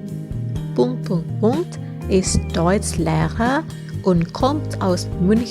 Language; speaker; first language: German; non-native, fluent; Indonesian